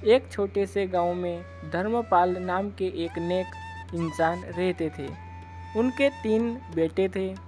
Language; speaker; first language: Hindi; native; Hindi